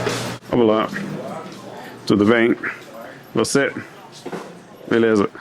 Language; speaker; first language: Portuguese; non-native, learner; English